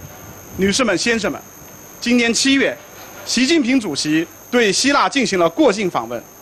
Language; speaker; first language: Chinese; native; Chinese